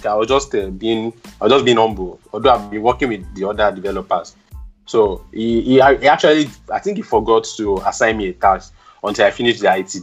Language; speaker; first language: English; non-native, local second language; Yoruba